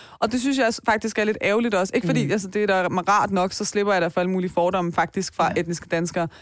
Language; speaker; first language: Danish; early bilingual, other home language; Persian